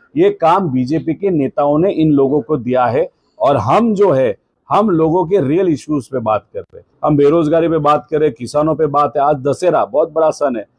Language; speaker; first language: Hindi; non-native, local second language; Marathi